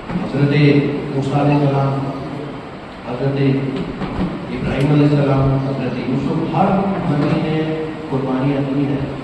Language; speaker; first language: Urdu; native; Urdu